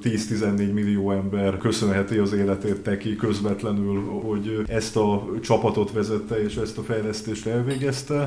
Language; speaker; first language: Hungarian; native; Hungarian